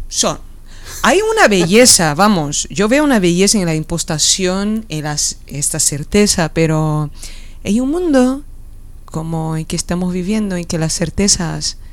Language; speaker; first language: Spanish; non-native, fluent; Portuguese